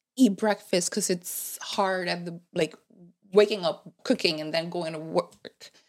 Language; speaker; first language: English; non-native, fluent; Spanish